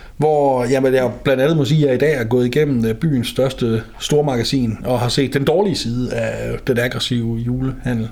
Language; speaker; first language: Danish; native; Danish